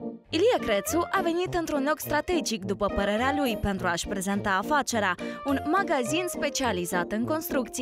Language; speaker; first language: Romanian; native; Romanian